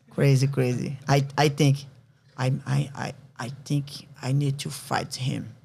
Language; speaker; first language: English; non-native, learner; Portuguese